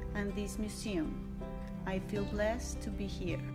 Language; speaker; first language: English; non-native, fluent; Spanish